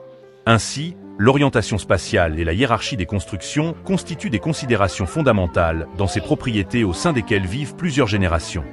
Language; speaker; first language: French; native; French